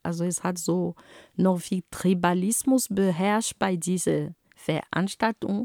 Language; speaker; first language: German; non-native, fluent; Ghomala